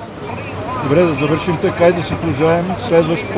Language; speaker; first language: Bulgarian; native; Bulgarian